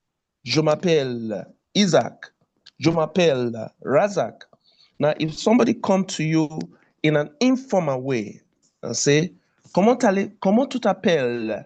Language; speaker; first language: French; non-native, fluent; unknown